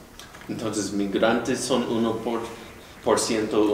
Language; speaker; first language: Spanish; non-native, fluent; English